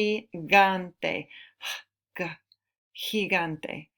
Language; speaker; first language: Spanish; non-native, fluent; English